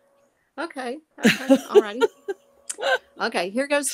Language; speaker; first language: English; native; English